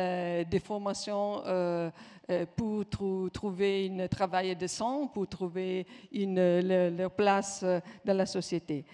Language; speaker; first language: French; non-native, fluent; Italian